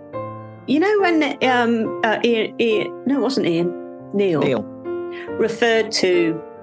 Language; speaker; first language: English; native; English